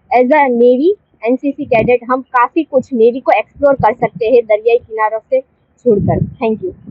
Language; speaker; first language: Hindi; non-native, local second language; Gujarati